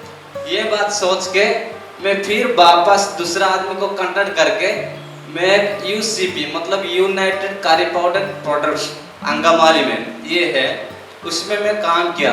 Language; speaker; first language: Hindi; non-native, local second language; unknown